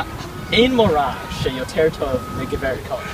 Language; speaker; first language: Hebrew; non-native, learner; English